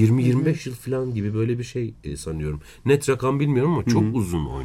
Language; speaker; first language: Turkish; native; Turkish